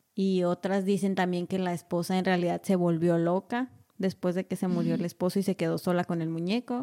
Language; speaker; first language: Spanish; native; Spanish